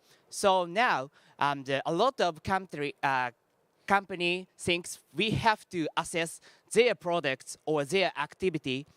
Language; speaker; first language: English; non-native, learner; Japanese